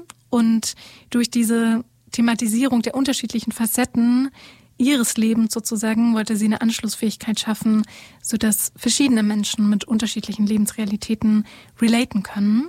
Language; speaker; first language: German; native; German